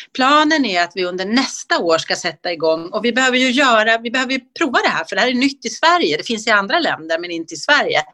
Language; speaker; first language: Swedish; native; Swedish